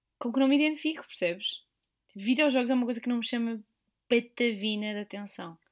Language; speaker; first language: Portuguese; native; Portuguese